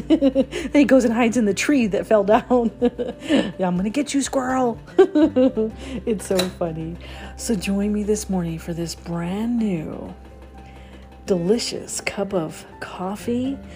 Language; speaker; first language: English; native; English